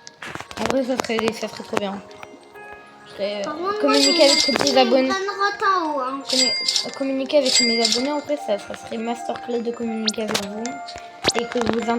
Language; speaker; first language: French; native; French